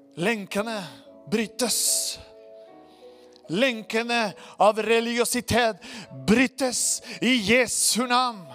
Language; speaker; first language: Norwegian; non-native, fluent; Spanish